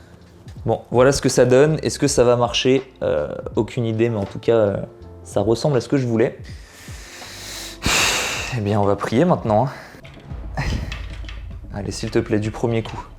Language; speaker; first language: French; native; French